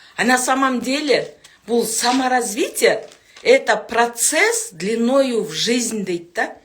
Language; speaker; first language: Russian; non-native, local second language; Kyrgyz